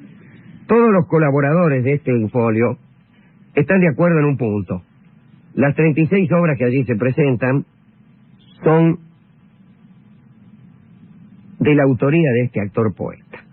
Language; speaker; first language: Spanish; native; Spanish